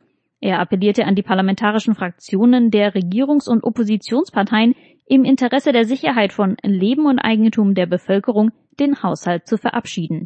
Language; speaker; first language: German; native; German